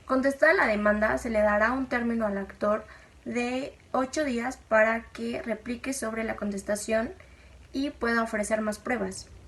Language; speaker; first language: Spanish; native; Spanish